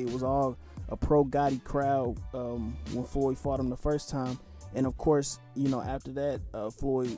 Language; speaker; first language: English; native; English